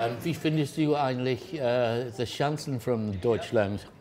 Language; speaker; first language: German; non-native, learner; English